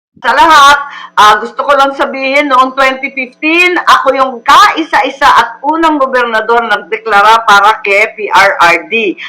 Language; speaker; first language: Filipino; native; Filipino